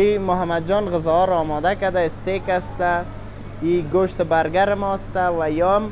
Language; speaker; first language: Persian; native; Persian